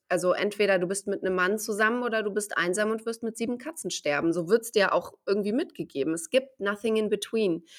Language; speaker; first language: German; native; German